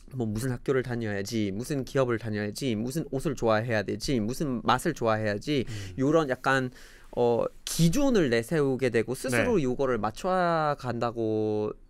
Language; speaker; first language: Korean; non-native, fluent; English